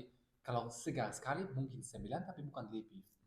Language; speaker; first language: Indonesian; non-native, learner; German